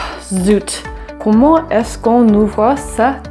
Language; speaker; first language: French; non-native, learner; English